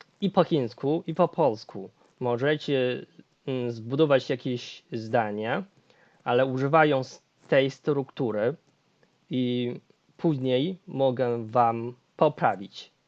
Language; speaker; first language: Polish; non-native, fluent; Chinese